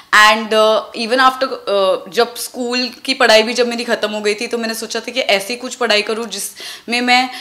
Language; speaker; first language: Hindi; non-native, local second language; Tulu